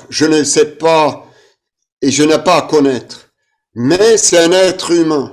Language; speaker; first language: French; non-native, fluent; German